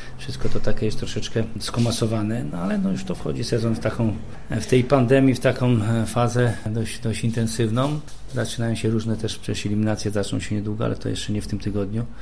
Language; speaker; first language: Polish; native; Polish